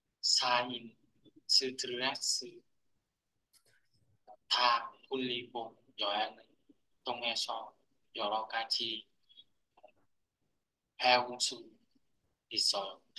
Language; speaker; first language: Korean; non-native, learner; Vietnamese